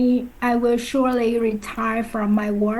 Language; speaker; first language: English; non-native, learner; Vietnamese